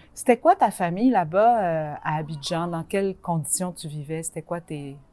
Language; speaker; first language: French; native; French